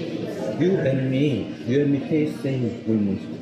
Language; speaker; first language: English; non-native, learner; Korean